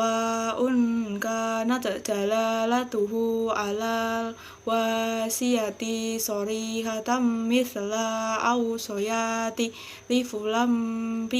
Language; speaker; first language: Arabic; non-native, learner; Indonesian